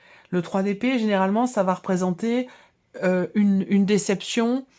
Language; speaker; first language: French; native; French